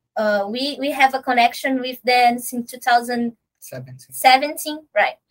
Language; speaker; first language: English; non-native, learner; Portuguese